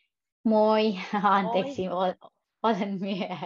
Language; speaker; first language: Finnish; non-native, learner; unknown